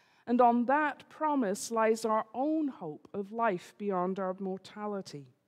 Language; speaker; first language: English; native; English